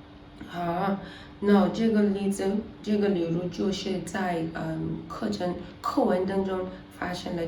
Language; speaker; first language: Chinese; non-native, learner; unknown